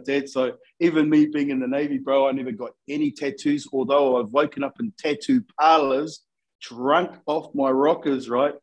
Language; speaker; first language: English; native; English